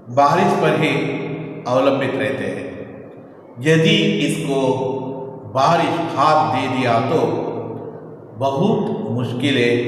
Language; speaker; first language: Hindi; non-native, local second language; Kannada